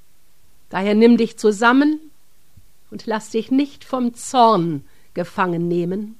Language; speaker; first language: German; native; German